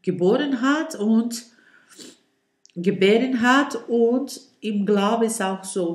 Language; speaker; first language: German; non-native, learner; Portuguese